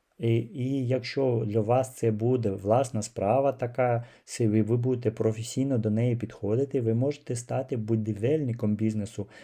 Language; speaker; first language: Ukrainian; non-native, local second language; Russian